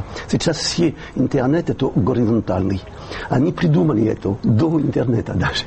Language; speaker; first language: Russian; non-native, fluent; French